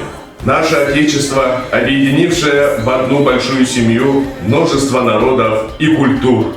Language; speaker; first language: Russian; native; Russian